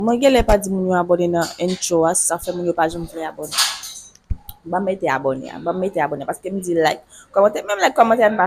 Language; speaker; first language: French; non-native, local second language; Haitian Creole